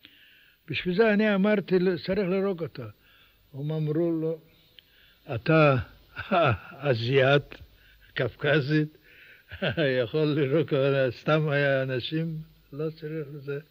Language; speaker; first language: Hebrew; non-native, learner; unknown